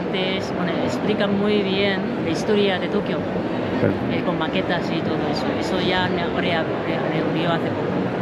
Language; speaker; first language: Spanish; non-native, fluent; Japanese